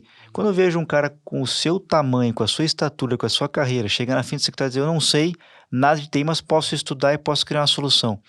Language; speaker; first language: Portuguese; native; Portuguese